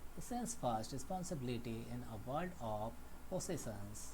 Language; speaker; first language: English; non-native, local second language; Hindi